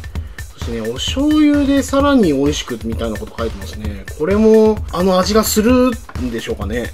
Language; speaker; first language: Japanese; native; Japanese